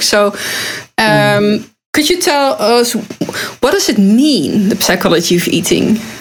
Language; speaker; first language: English; non-native, fluent; Dutch